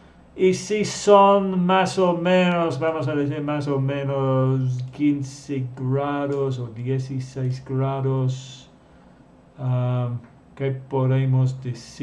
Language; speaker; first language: Spanish; non-native, fluent; English